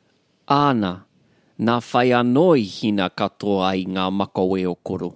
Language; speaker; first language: Māori; non-native, learner; English